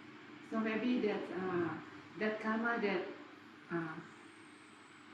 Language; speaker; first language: English; non-native, learner; Indonesian